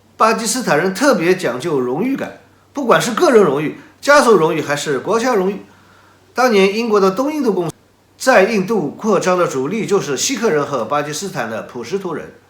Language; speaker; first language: Chinese; native; Chinese